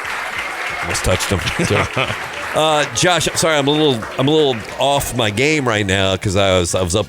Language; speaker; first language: English; native; English